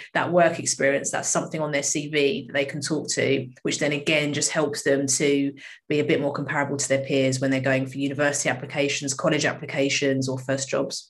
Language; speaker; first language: English; native; English